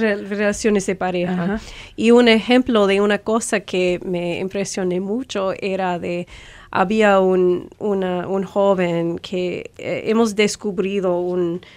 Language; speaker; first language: Spanish; non-native, fluent; English